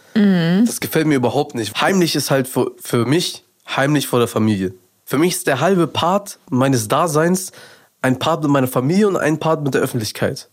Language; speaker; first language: German; early bilingual, other home language; Persian